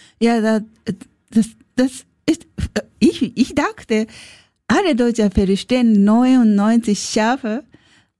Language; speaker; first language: German; non-native, learner; Japanese